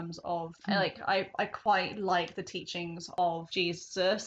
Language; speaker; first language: English; native; English